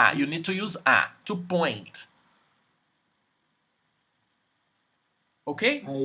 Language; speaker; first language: English; non-native, fluent; Portuguese